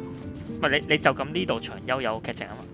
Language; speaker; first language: Chinese; native; Chinese